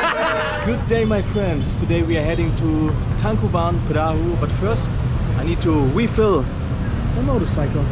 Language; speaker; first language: English; non-native, fluent; German